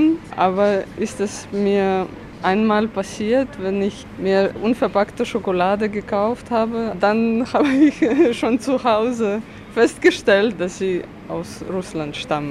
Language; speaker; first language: German; non-native, fluent; Russian